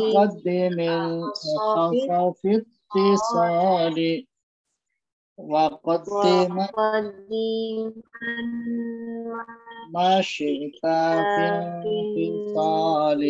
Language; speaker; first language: Arabic; non-native, learner; Indonesian